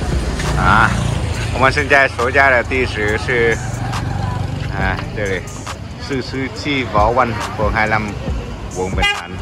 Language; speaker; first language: Chinese; non-native, learner; Vietnamese